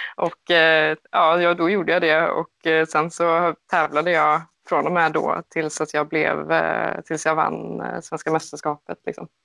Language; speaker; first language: Swedish; native; Swedish